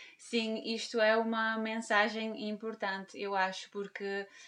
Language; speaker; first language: Portuguese; native; Portuguese